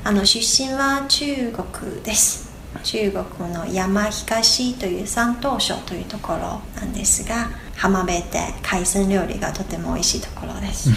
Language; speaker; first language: Japanese; non-native, fluent; Chinese